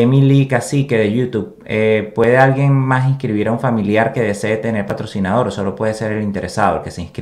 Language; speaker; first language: Spanish; native; Spanish